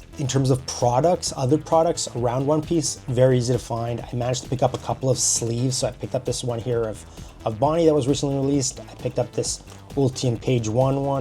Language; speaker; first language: English; native; English